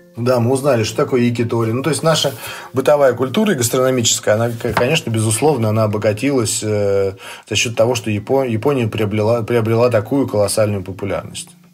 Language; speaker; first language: Russian; native; Russian